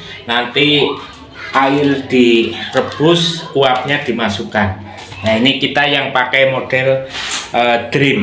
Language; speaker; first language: Indonesian; non-native, local second language; Javanese